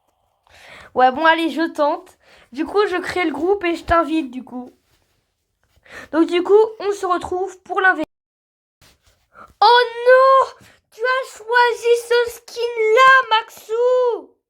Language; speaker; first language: French; native; French